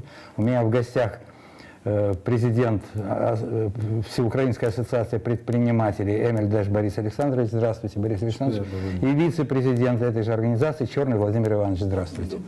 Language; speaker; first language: Russian; native; Russian